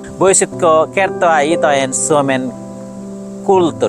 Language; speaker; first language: Finnish; non-native, learner; Bangla